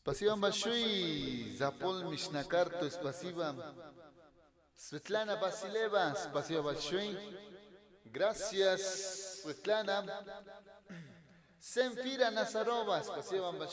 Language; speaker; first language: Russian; non-native, learner; Spanish